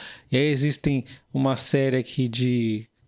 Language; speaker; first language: Portuguese; native; Portuguese